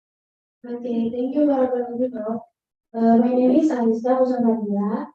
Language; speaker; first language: English; non-native, learner; Indonesian